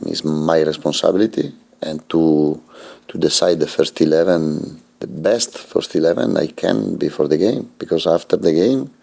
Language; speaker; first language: English; non-native, fluent; Italian